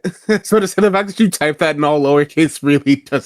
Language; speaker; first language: English; native; English